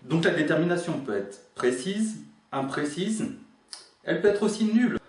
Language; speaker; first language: French; native; French